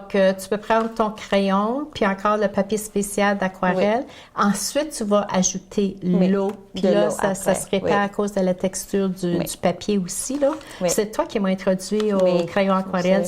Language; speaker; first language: French; native; French